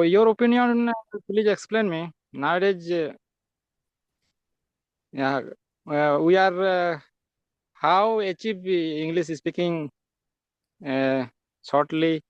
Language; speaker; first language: English; non-native, learner; Santali